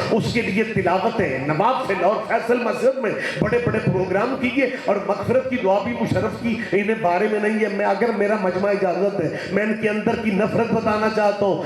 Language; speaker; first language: Urdu; non-native, local second language; Punjabi